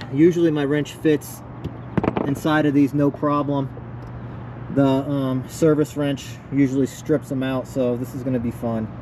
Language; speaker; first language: English; native; English